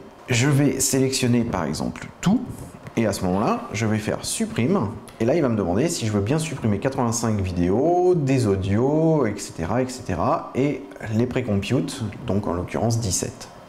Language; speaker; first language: French; native; French